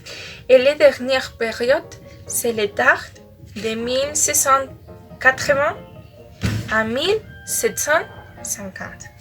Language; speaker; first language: French; non-native, learner; Spanish